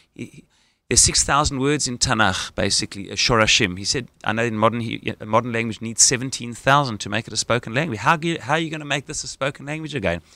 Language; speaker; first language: English; native; English